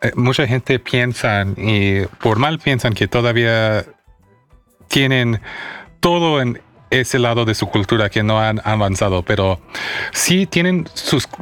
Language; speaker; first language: Spanish; early bilingual, heritage; Spanish